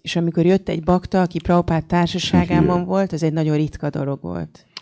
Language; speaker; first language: Hungarian; native; Hungarian